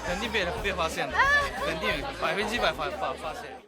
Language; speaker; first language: Chinese; non-native, fluent; Japanese